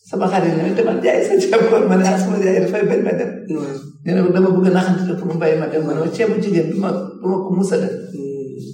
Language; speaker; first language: Wolof; native; Wolof